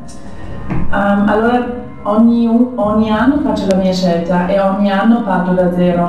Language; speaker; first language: Italian; non-native, fluent; German